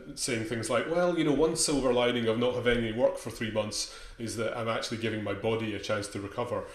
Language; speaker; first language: English; native; English